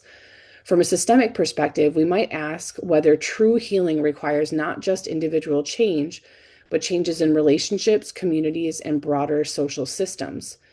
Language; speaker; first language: English; native; English